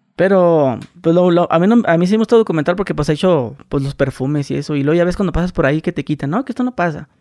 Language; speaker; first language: Spanish; native; Spanish